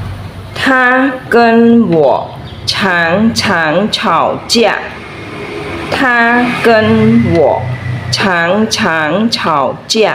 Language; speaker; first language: Chinese; non-native, fluent; Khmer